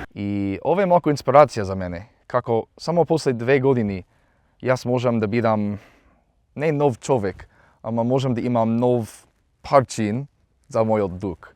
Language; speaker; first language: Macedonian; non-native, learner; English